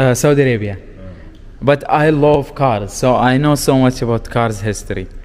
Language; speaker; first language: English; non-native, learner; Arabic